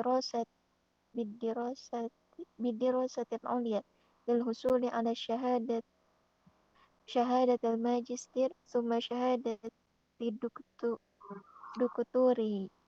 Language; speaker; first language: Arabic; non-native, learner; Indonesian